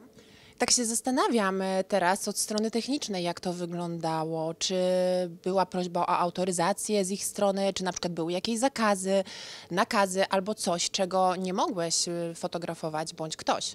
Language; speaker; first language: Polish; native; Polish